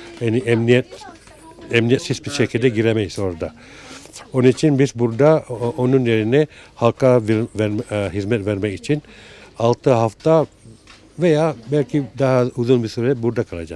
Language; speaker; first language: Turkish; non-native, learner; Malay